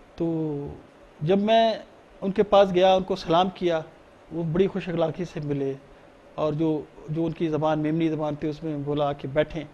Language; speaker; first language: Urdu; non-native, local second language; Baluchi